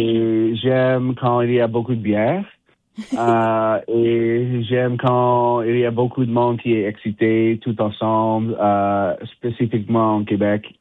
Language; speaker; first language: French; non-native, local second language; English